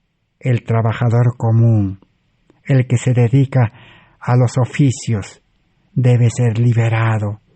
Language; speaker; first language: Spanish; native; Spanish